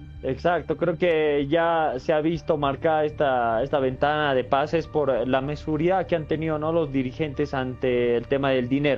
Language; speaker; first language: Spanish; native; Spanish